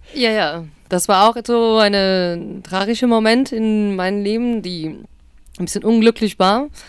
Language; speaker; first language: German; non-native, learner; Spanish